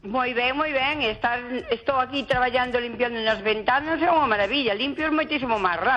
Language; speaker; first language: Spanish; non-native, local second language; Galician